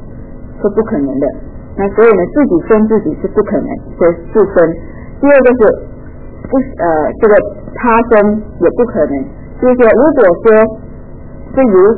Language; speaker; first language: Chinese; native; Chinese